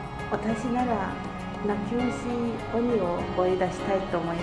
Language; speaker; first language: Japanese; non-native, fluent; Chinese